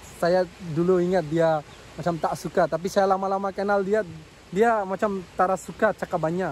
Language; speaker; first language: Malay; non-native, learner; Bangla